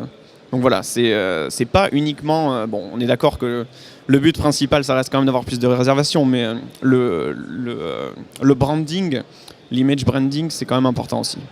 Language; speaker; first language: French; native; French